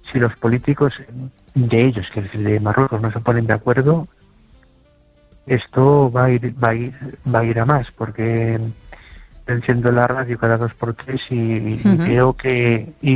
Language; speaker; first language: Spanish; native; Spanish